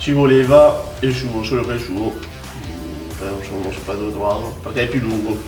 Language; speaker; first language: Italian; native; Italian